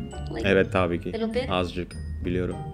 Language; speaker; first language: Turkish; non-native, learner; Indonesian